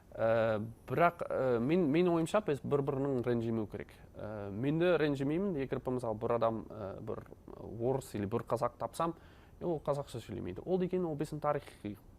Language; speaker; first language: Kazakh; non-native, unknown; Dutch